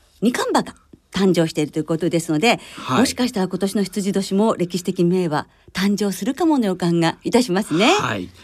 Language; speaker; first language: Japanese; native; Japanese